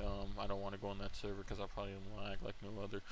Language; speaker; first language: English; native; English